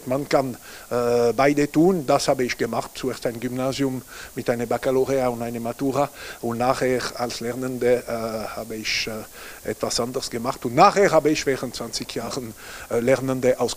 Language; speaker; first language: German; non-native, local second language; French